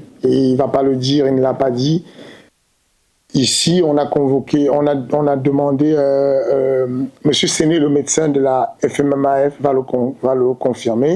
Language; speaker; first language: French; native; French